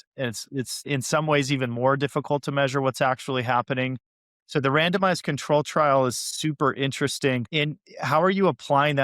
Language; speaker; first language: English; native; English